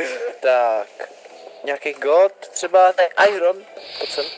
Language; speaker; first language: Czech; native; Czech